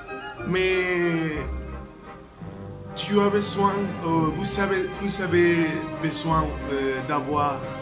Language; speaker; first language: French; non-native, learner; Spanish